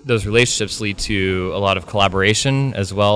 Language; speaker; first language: English; native; English